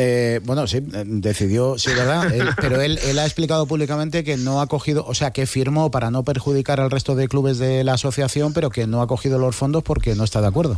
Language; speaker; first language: Spanish; native; Spanish